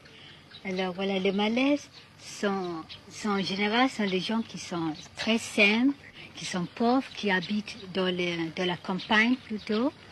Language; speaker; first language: French; non-native, fluent; Malay